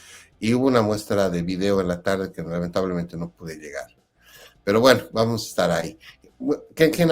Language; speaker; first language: Spanish; native; Spanish